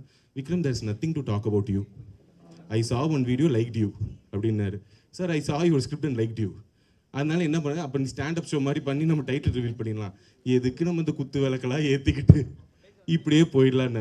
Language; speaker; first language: Tamil; native; Tamil